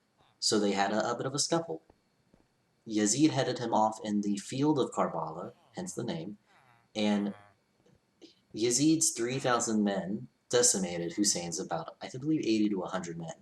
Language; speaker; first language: English; native; English